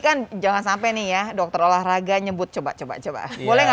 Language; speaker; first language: Indonesian; native; Indonesian